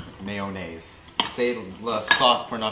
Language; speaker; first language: French; non-native, learner; English